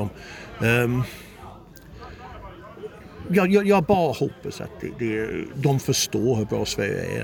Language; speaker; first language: Swedish; non-native, fluent; English